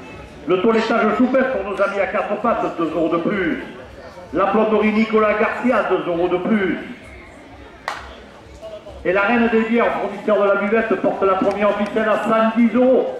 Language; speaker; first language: French; native; French